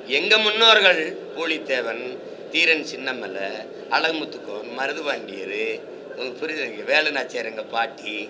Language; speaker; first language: Tamil; native; Tamil